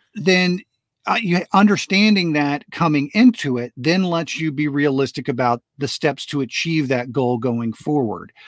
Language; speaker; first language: English; native; English